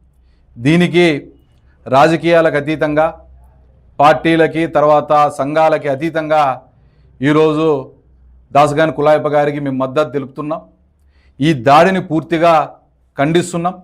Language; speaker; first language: Telugu; native; Telugu